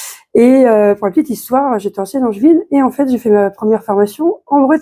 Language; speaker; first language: French; native; French